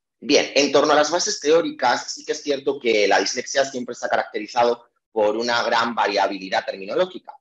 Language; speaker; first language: Spanish; native; Spanish